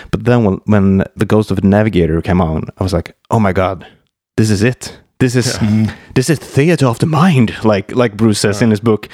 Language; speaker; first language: English; non-native, fluent; Swedish